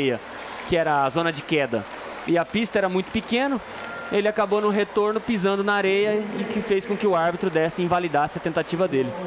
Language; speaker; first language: Portuguese; native; Portuguese